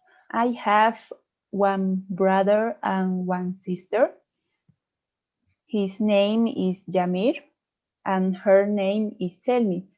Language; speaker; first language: English; non-native, learner; Spanish